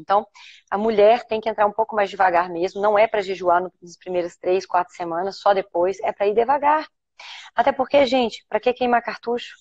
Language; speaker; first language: Portuguese; native; Portuguese